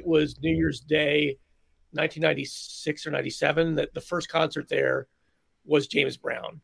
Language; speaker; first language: English; native; English